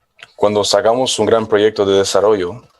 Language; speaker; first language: Spanish; non-native, fluent; English